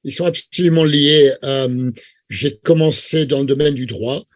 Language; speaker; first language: French; non-native, fluent; English